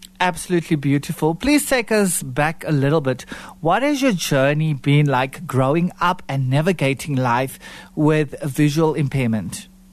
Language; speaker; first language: English; non-native, local second language; Afrikaans